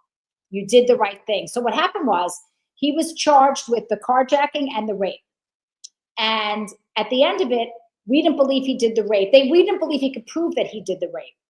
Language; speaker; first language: English; native; English